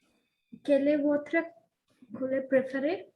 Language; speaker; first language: French; non-native, learner; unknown